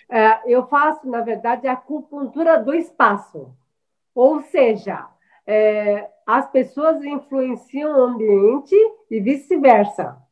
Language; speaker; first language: Portuguese; early bilingual, other home language; Chinese